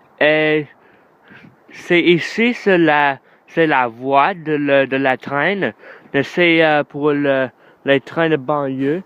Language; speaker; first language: French; non-native, learner; English